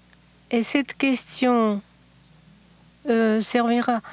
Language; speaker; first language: French; non-native, fluent; Japanese